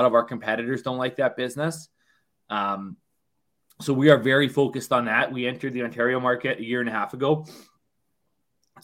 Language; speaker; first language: English; native; English